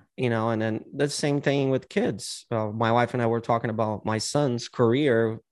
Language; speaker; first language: English; non-native, fluent; Portuguese